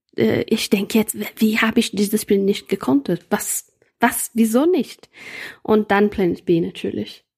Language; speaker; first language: German; non-native, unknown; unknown